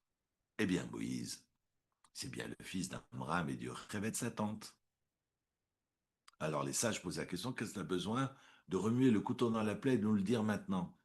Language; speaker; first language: French; native; French